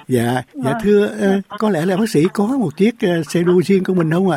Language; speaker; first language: Vietnamese; native; Vietnamese